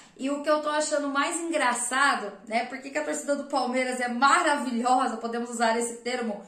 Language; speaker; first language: Portuguese; native; Portuguese